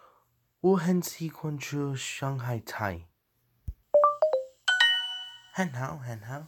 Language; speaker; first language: Chinese; non-native, learner; English